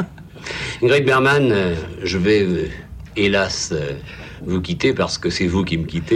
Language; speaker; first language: French; native; French